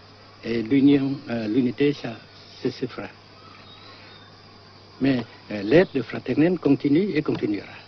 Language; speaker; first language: French; non-native, local second language; Vietnamese